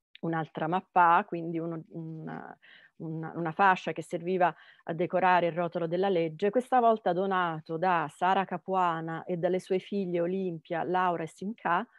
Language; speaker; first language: Italian; native; Italian